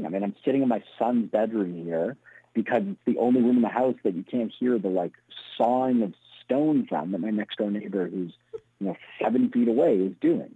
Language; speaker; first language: English; native; English